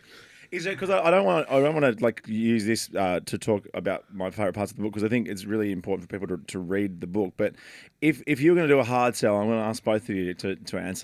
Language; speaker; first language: English; native; English